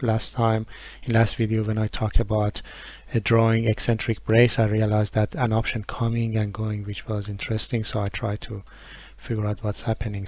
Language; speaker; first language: English; non-native, fluent; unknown